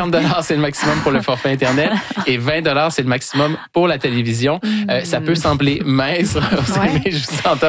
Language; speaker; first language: French; native; French